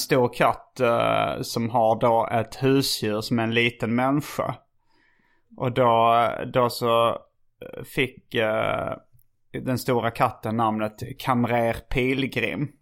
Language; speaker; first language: Swedish; native; Swedish